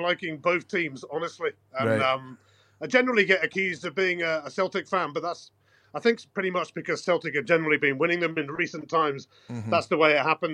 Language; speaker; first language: English; native; English